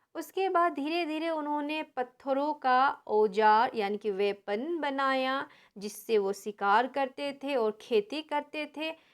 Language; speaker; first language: Hindi; non-native, local second language; Nepali